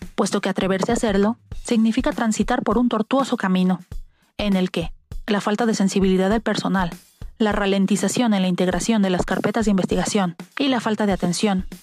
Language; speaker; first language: Spanish; native; Spanish